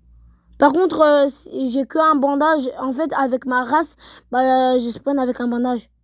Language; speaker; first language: French; native; French